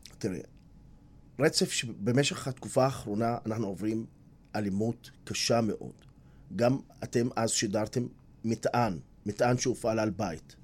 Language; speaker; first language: Hebrew; non-native, local second language; Arabic